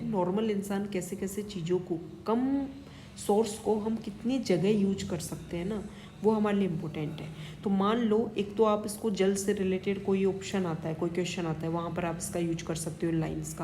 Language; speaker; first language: Hindi; native; Hindi